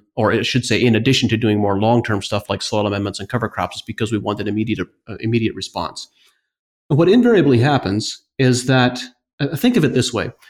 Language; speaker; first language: English; native; English